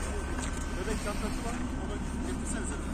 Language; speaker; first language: Turkish; native; Turkish